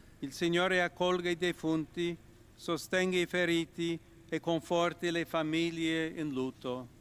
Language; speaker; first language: Italian; non-native, fluent; English